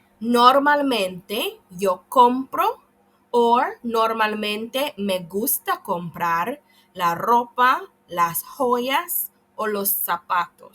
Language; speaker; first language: Spanish; non-native, learner; English